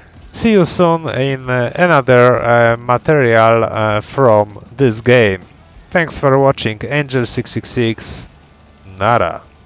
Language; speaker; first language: English; non-native, learner; Polish